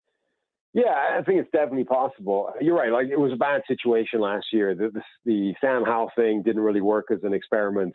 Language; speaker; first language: English; native; English